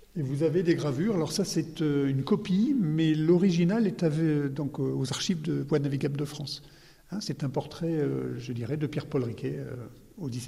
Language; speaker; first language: French; native; French